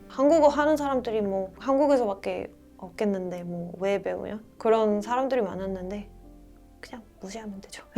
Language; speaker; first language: Korean; non-native, fluent; Spanish